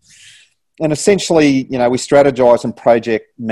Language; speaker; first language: English; native; English